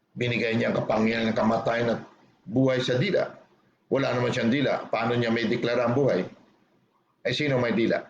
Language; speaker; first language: Filipino; non-native, local second language; Hiligaynon